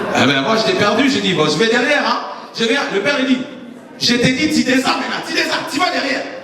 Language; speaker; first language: French; non-native, local second language; Lingala